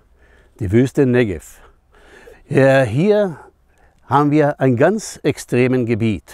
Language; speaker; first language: German; non-native, fluent; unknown